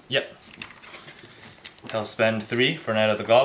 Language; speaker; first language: English; native; English